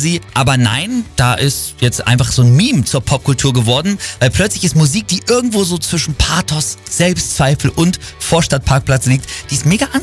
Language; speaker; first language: German; native; German